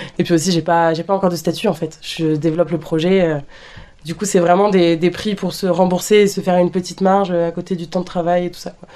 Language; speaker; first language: French; native; French